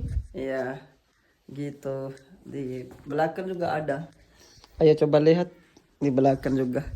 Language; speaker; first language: Indonesian; non-native, learner; Urdu